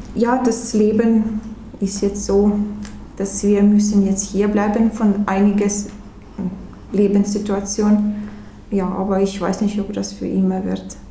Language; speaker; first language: German; non-native, learner; Ukrainian